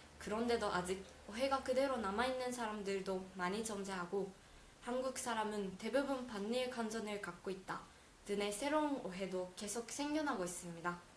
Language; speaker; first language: Korean; non-native, fluent; Japanese